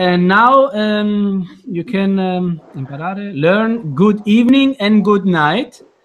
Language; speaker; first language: English; non-native, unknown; Italian